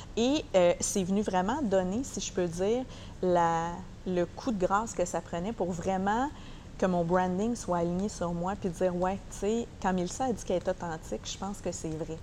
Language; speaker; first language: French; native; French